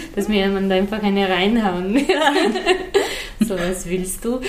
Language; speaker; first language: German; non-native, fluent; Serbian